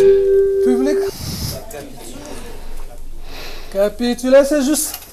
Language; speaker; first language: French; non-native, local second language; Comorian